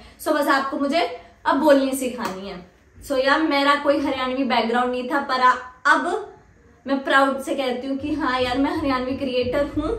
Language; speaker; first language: Hindi; non-native, local second language; Punjabi